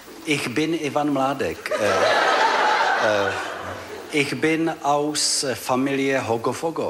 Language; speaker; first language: German; non-native, learner; Czech